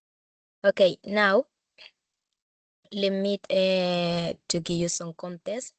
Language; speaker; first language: English; non-native, learner; Spanish